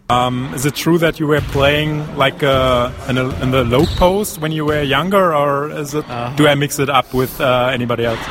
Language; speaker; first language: English; non-native, fluent; German